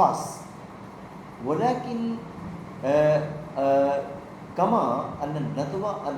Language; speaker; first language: Arabic; non-native, fluent; Urdu